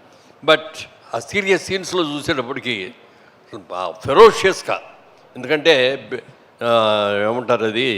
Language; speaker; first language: Telugu; native; Telugu